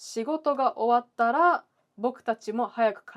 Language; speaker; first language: Japanese; early bilingual, heritage; English